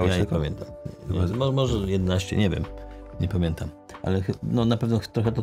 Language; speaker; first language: Polish; native; Polish